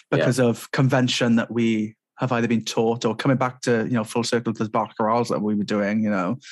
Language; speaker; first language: English; native; English